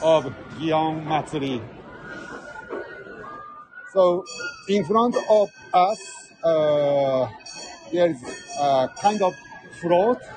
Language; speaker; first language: English; non-native, learner; Japanese